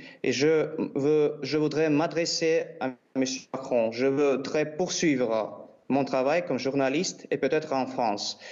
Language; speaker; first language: French; non-native, learner; Russian